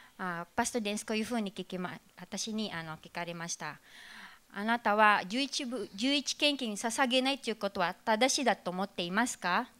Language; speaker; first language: Japanese; non-native, fluent; Filipino